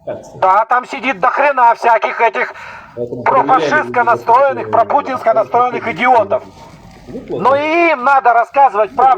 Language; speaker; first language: Russian; native; Russian